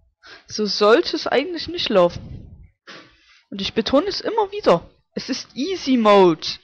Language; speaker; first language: German; native; German